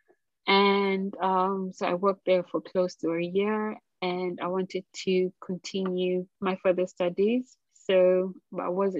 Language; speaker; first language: English; non-native, local second language; Ganda